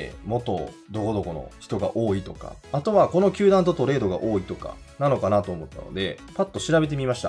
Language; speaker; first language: Japanese; native; Japanese